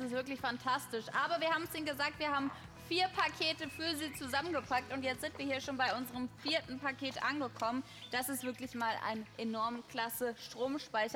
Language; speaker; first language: German; native; German